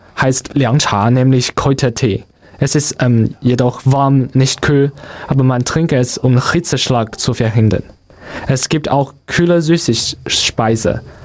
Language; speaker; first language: German; non-native, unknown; Chinese